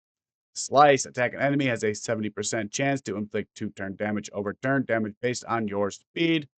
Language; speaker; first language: English; native; English